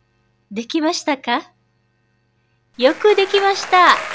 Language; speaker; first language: Japanese; non-native, fluent; Indonesian